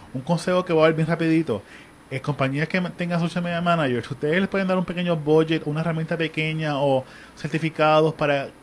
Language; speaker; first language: Spanish; native; Spanish